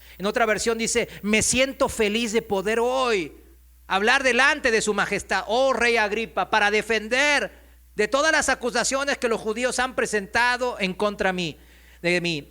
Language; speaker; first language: Spanish; non-native, fluent; Korean